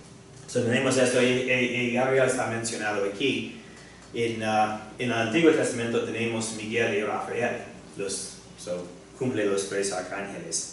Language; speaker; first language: Spanish; non-native, fluent; English